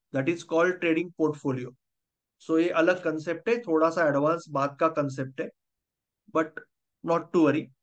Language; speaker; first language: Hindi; non-native, local second language; Marathi